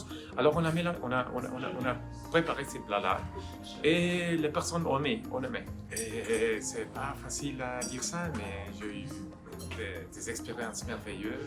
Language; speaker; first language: French; non-native, fluent; Spanish